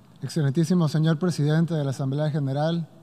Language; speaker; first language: Spanish; native; Spanish